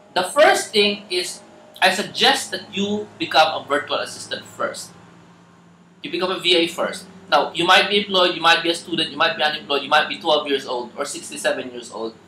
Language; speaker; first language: English; non-native, local second language; Filipino